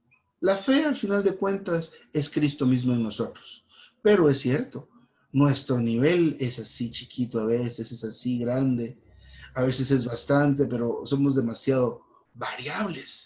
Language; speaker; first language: Spanish; native; Spanish